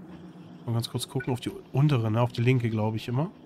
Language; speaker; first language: German; native; German